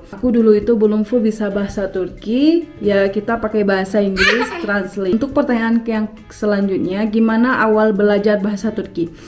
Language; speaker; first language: Indonesian; native; Indonesian